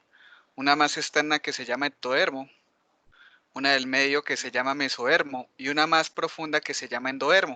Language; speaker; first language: Spanish; native; Spanish